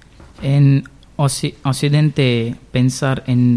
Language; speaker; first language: Spanish; non-native, learner; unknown